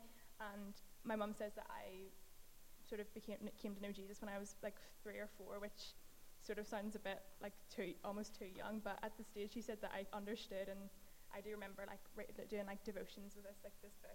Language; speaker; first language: English; native; English